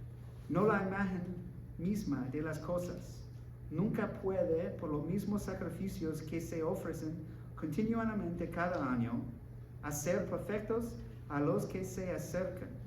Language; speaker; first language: Spanish; non-native, learner; English